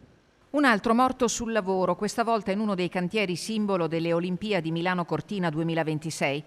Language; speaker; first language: Italian; native; Italian